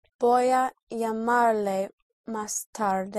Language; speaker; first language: Spanish; non-native, learner; English